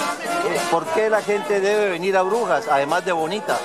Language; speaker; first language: Spanish; native; Spanish